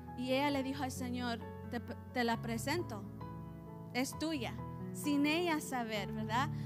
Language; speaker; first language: Spanish; early bilingual, heritage; Spanish